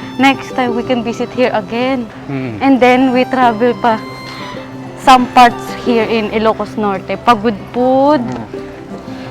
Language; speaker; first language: English; non-native, learner; Filipino